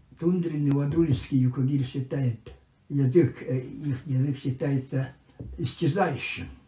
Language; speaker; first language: Russian; non-native, local second language; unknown